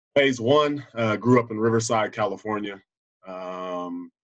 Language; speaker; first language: English; native; English